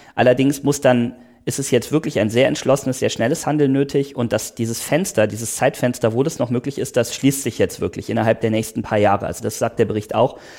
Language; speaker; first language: German; native; German